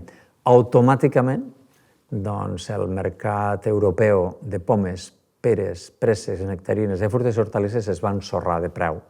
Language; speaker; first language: Catalan; native; Catalan